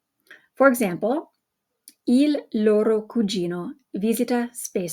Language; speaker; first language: Italian; non-native, fluent; English